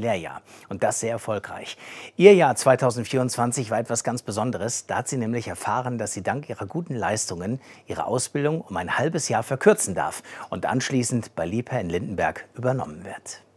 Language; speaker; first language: German; native; German